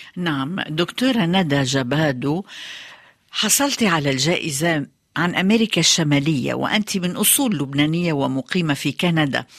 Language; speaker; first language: Arabic; native; Arabic